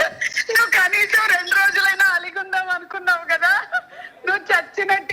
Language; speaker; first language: Telugu; native; Telugu